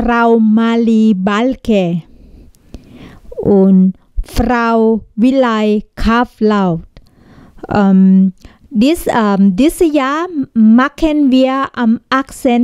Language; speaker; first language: German; non-native, learner; Thai